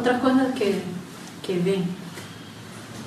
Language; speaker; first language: Spanish; non-native, learner; Portuguese